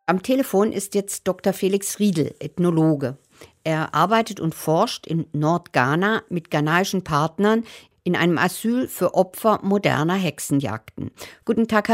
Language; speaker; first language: German; native; German